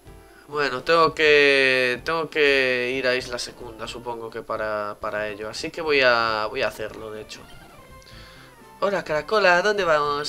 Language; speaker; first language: Spanish; native; Spanish